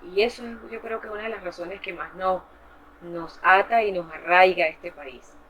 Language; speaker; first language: Spanish; native; Spanish